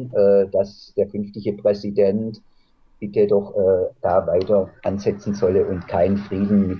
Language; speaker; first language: German; native; German